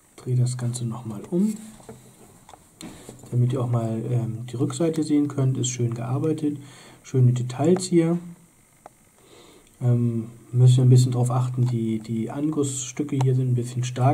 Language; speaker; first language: German; native; German